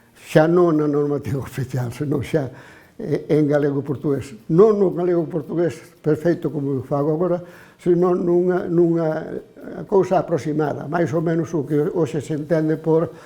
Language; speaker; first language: Galician; native; Galician